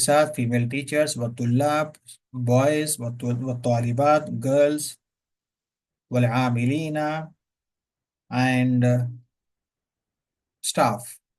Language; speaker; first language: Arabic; non-native, fluent; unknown